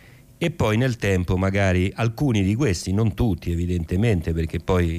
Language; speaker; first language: Italian; native; Italian